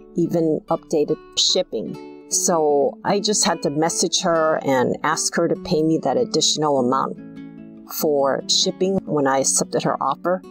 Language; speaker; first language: English; native; English